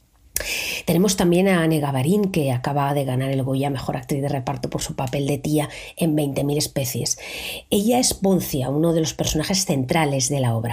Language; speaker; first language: Spanish; native; Spanish